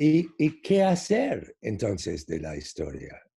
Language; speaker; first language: Spanish; non-native, fluent; English